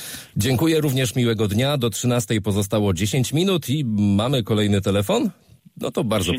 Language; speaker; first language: Polish; native; Polish